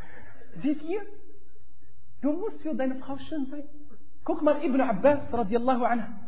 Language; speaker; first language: German; non-native, fluent; Arabic